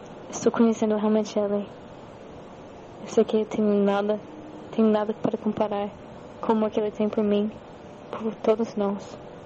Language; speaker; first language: Portuguese; non-native, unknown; English